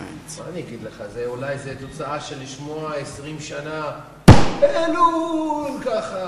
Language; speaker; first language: Hebrew; non-native, fluent; English